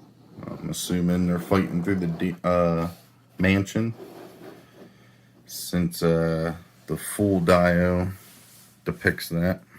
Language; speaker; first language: English; native; English